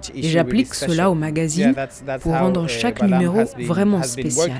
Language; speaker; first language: French; non-native, fluent; Spanish